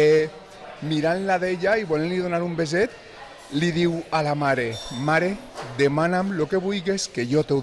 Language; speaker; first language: Catalan; native; Catalan